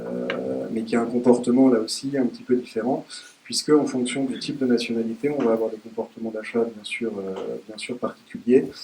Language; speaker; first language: French; native; French